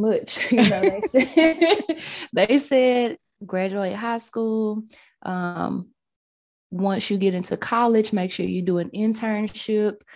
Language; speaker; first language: English; native; English